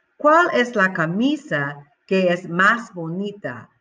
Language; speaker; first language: Spanish; non-native, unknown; English